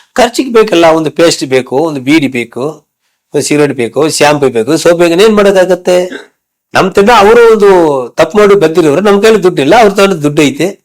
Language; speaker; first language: Kannada; non-native, local second language; Tamil